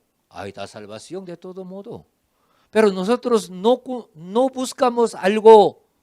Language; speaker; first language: Spanish; non-native, fluent; Korean